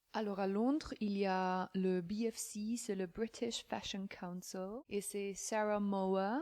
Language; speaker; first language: French; non-native, fluent; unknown